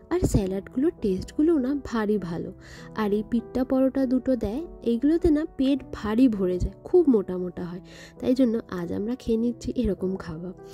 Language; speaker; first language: Bangla; native; Bangla